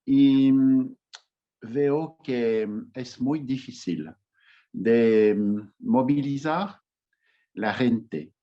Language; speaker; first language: Spanish; non-native, fluent; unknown